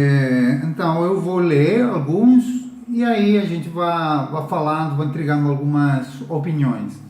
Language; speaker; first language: Portuguese; non-native, learner; Spanish